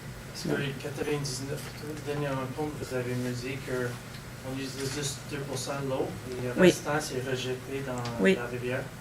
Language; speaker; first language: French; non-native, local second language; English